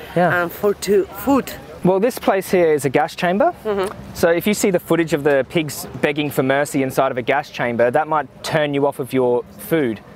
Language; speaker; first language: English; native; English